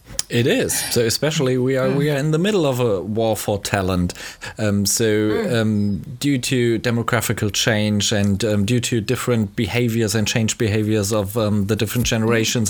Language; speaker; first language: English; non-native, fluent; German